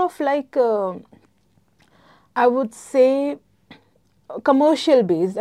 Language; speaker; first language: English; non-native, local second language; Gujarati